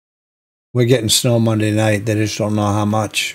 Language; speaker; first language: English; native; English